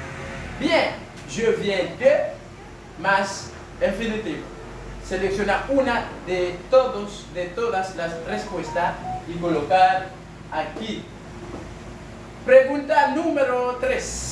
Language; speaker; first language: Spanish; non-native, learner; French